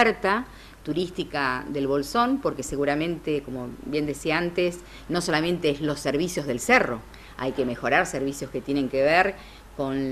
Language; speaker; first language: Spanish; native; Spanish